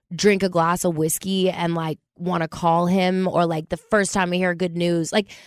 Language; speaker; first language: English; native; English